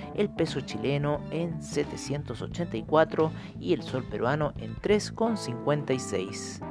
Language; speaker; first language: Spanish; native; Spanish